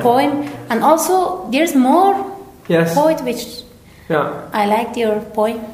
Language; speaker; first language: English; non-native, learner; Persian